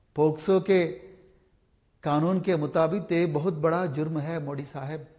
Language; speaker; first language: Hindi; non-native, local second language; Telugu